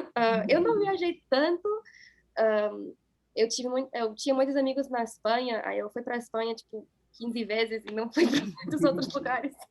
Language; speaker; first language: Portuguese; non-native, fluent; English